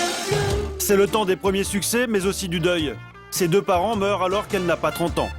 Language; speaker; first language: French; native; French